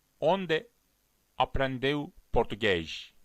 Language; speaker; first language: Portuguese; non-native, learner; Turkish